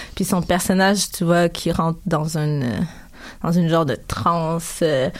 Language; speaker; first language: French; early bilingual, other home language; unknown